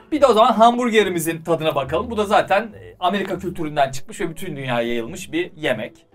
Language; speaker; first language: Turkish; native; Turkish